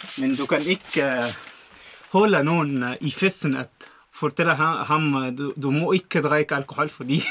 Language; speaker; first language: Norwegian; non-native, learner; Arabic